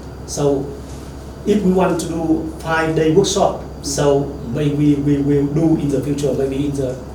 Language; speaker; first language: English; non-native, learner; Vietnamese